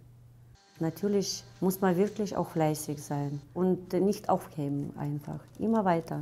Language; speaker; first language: German; non-native, fluent; Russian